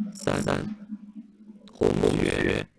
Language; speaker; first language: Chinese; non-native, fluent; Indonesian